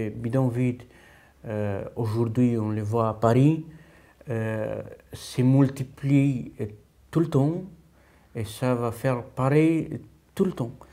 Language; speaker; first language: French; non-native, fluent; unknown